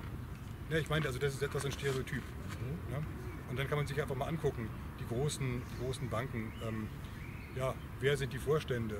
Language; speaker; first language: German; native; German